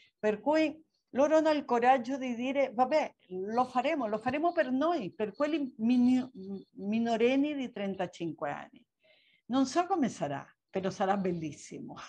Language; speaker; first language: Italian; non-native, fluent; Spanish